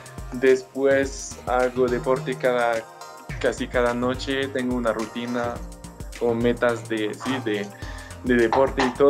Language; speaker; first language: Spanish; non-native, fluent; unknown